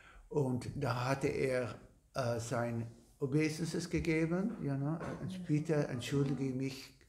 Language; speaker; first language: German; non-native, learner; Dutch